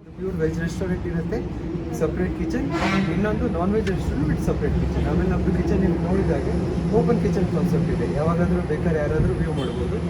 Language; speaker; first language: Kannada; non-native, local second language; Punjabi